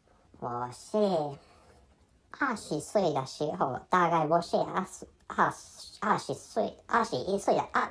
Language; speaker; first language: Chinese; non-native, learner; Japanese